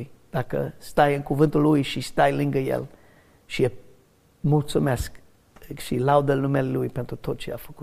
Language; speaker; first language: Romanian; non-native, learner; English